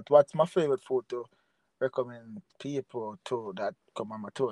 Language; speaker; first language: English; non-native, local second language; Jamaican Creole English